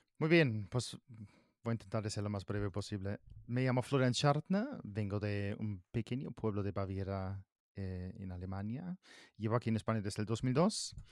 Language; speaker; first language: Spanish; non-native, fluent; German